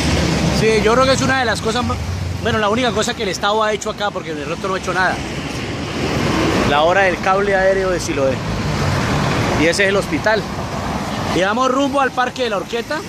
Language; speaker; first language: Spanish; native; Spanish